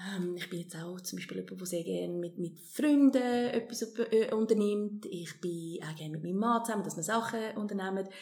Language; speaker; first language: German; early bilingual, heritage; German